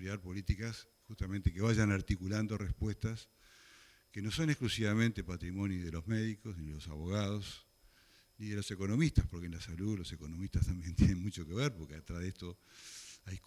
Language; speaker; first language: Spanish; native; Spanish